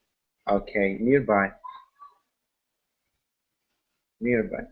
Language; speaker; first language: English; non-native, learner; Spanish